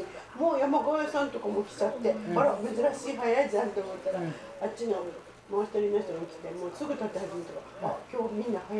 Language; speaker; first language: Japanese; native; Japanese